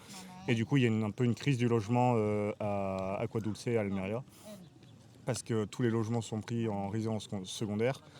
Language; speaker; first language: French; native; French